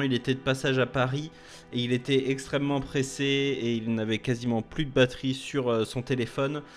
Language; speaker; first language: French; native; French